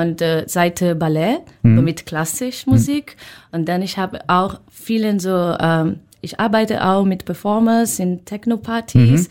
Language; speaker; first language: German; non-native, learner; Portuguese